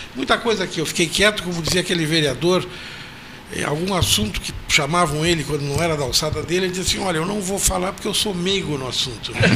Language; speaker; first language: Portuguese; native; Portuguese